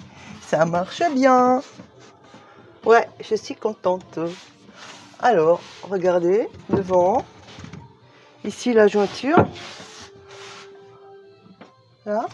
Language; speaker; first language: French; native; French